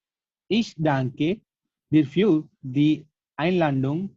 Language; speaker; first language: German; non-native, learner; Gujarati